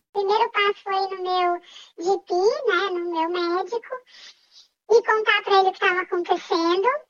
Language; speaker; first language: Portuguese; native; Portuguese